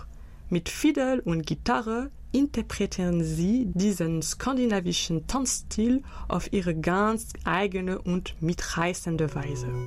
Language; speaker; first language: German; native; German